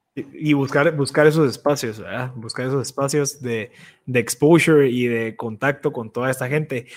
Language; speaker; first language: Spanish; native; Spanish